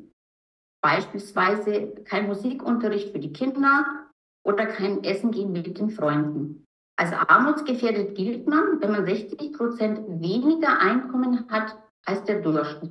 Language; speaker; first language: German; native; German